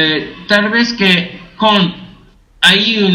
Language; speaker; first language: Spanish; non-native, fluent; Japanese